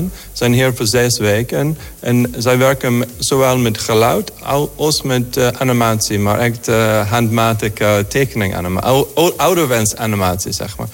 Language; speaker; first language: Dutch; non-native, fluent; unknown